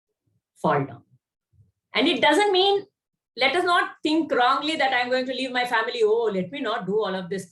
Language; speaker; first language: English; non-native, local second language; Kannada